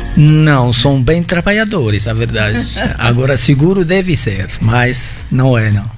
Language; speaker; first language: Portuguese; non-native, fluent; Arabic